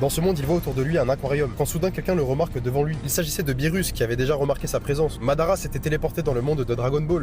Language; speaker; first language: French; native; French